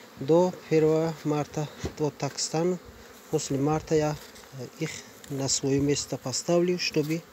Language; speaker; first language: Russian; non-native, learner; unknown